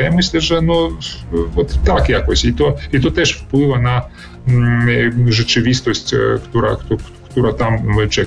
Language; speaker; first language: Polish; early bilingual, heritage; Polish